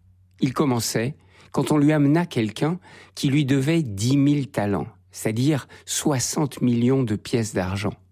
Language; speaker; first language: French; native; French